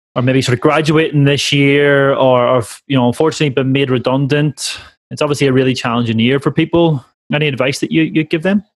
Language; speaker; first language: English; native; English